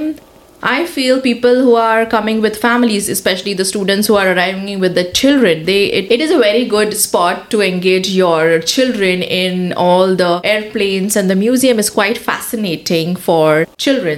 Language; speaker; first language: English; non-native, local second language; Hindi